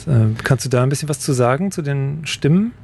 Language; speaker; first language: German; native; German